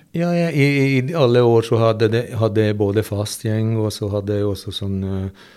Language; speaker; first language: Norwegian; non-native, fluent; Hungarian